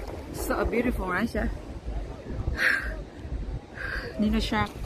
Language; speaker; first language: English; non-native, learner; Vietnamese